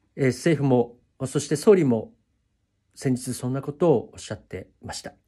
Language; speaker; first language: Japanese; native; Japanese